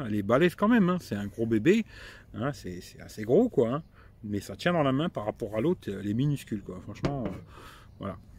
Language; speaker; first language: French; native; French